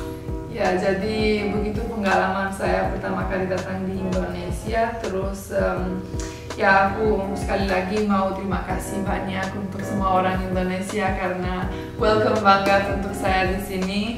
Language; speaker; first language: Indonesian; non-native, fluent; Romanian